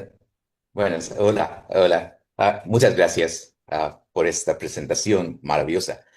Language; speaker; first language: Spanish; non-native, fluent; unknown